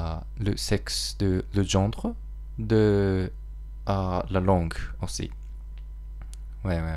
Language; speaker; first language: French; non-native, learner; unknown